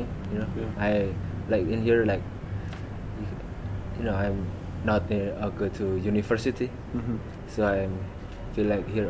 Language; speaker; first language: English; non-native, learner; Indonesian